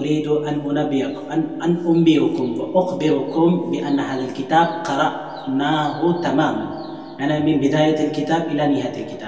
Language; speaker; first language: Arabic; non-native, fluent; Urdu